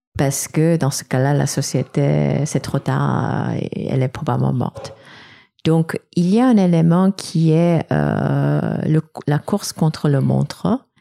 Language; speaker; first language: French; non-native, fluent; Korean